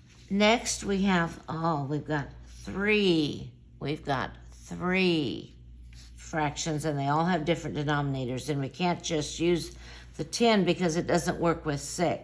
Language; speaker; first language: English; native; English